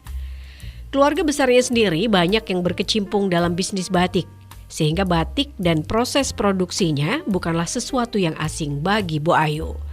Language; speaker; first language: Indonesian; native; Indonesian